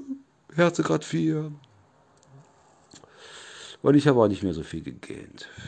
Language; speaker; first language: German; native; German